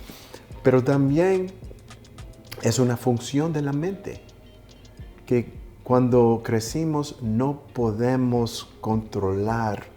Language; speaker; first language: Spanish; early bilingual, heritage; Spanish